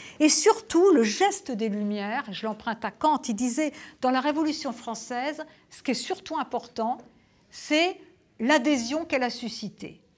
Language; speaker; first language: French; native; French